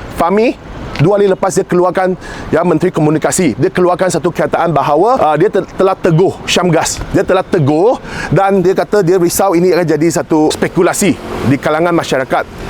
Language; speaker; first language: Malay; non-native, local second language; Chinese